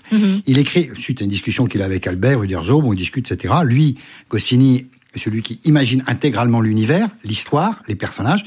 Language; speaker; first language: French; native; French